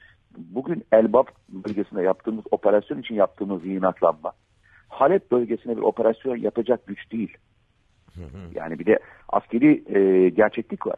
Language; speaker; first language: Turkish; native; Turkish